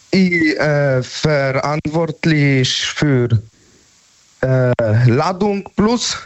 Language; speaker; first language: German; non-native, learner; Polish